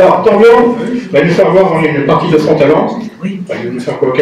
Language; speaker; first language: French; native; French